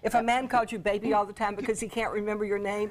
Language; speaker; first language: English; native; English